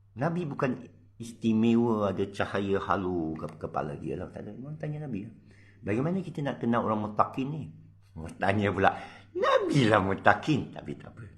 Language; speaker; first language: Malay; non-native, local second language; Min Nan Chinese